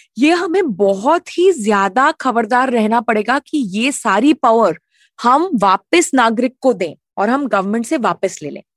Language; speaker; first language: Hindi; native; Hindi